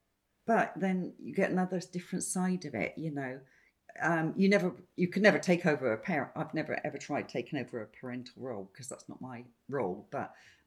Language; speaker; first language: English; native; English